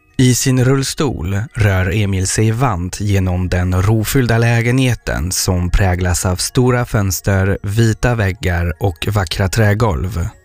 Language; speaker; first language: Swedish; non-native, fluent; French